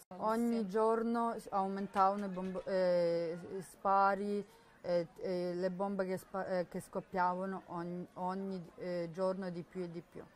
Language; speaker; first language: Italian; non-native, fluent; Ukrainian